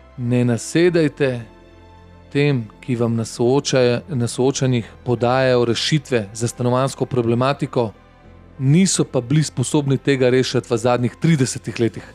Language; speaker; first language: Slovenian; early bilingual, other home language; Bosnian